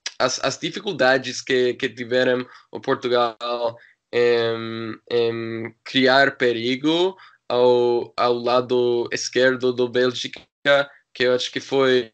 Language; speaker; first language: Portuguese; non-native, learner; English